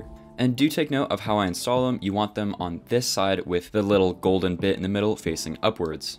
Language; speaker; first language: English; native; English